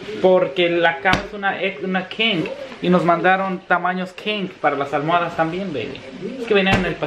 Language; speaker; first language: Spanish; native; Spanish